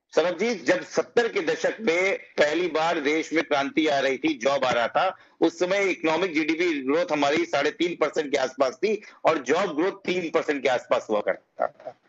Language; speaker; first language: Hindi; native; Hindi